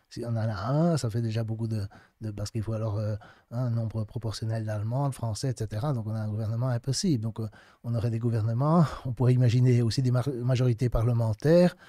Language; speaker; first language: French; native; French